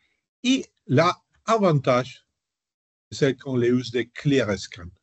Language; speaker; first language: French; non-native, learner; Spanish